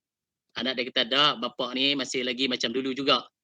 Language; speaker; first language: Malay; native; Malay